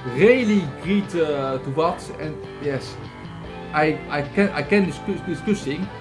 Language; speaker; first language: English; non-native, learner; Dutch